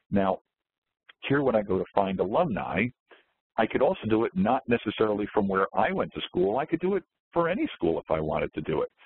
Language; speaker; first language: English; native; English